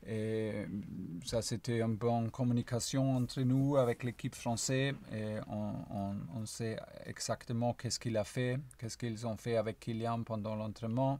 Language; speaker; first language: French; non-native, fluent; German